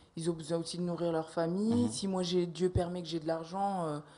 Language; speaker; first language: French; native; French